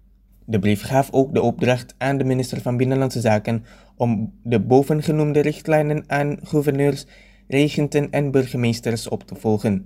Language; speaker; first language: Dutch; non-native, fluent; Indonesian